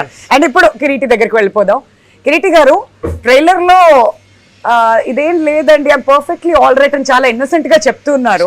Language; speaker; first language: Telugu; native; Telugu